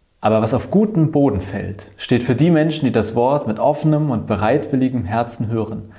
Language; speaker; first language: German; native; German